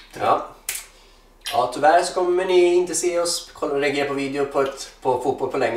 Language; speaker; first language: Swedish; native; Swedish